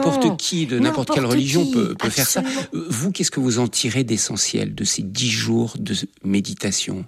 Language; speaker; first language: French; native; French